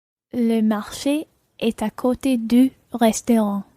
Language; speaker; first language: French; non-native, learner; English